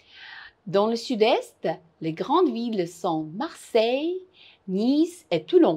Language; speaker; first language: French; non-native, fluent; Uzbek